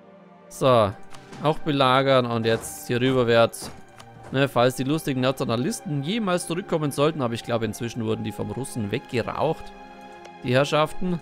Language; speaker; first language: German; native; German